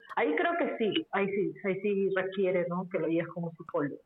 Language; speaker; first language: Spanish; native; Spanish